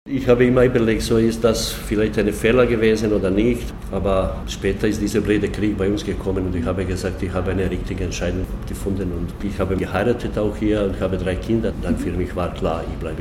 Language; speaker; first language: German; non-native, learner; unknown